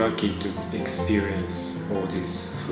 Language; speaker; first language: English; non-native, fluent; Japanese